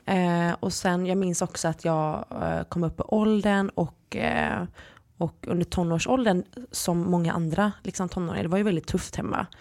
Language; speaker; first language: Swedish; early bilingual, other home language; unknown